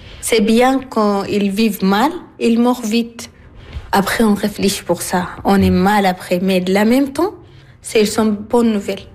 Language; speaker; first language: French; non-native, learner; Arabic